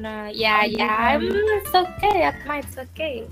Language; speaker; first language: English; non-native, learner; Indonesian